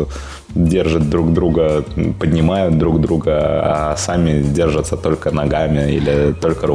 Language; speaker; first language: Russian; native; Russian